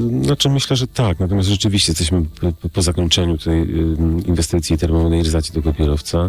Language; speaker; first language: Polish; native; Polish